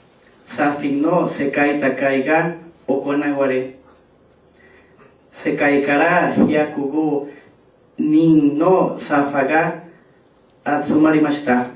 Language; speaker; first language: Japanese; non-native, learner; Spanish